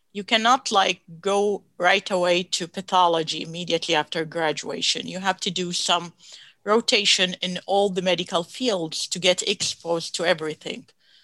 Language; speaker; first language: English; non-native, fluent; Arabic